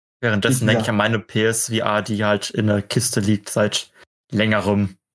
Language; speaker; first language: German; native; German